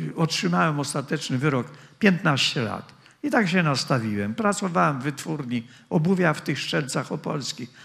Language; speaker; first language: Polish; native; Polish